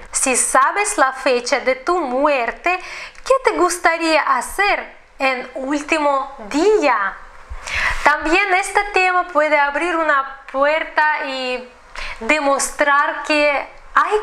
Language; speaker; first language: Spanish; non-native, fluent; Russian